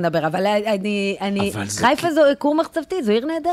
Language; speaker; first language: Hebrew; native; Hebrew